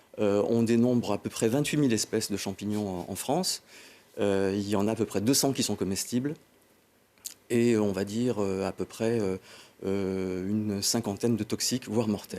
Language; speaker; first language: French; native; French